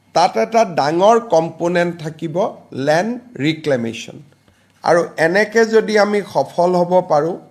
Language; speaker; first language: Assamese; native; Assamese